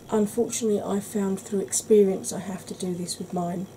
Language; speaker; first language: English; native; English